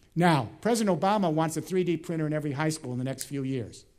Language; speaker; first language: English; native; English